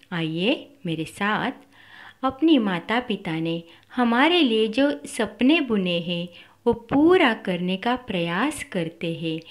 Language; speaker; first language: Hindi; non-native, local second language; Marathi